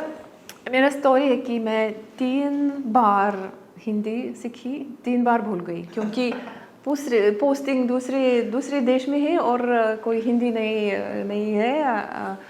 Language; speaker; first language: Hindi; non-native, learner; Lithuanian